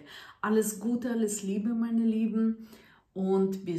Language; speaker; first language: German; non-native, fluent; Russian